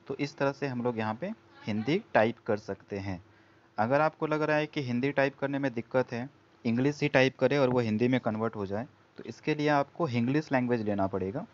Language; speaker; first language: Hindi; native; Hindi